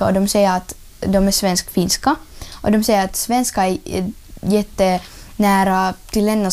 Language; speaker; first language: Swedish; non-native, learner; Russian